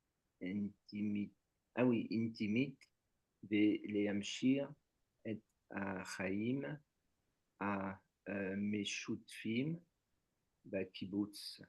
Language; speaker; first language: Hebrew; non-native, learner; French